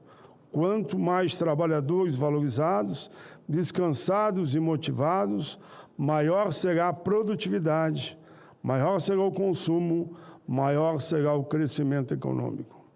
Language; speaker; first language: Portuguese; native; Portuguese